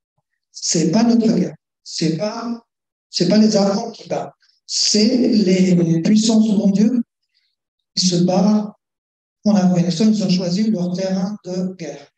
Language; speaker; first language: French; non-native, fluent; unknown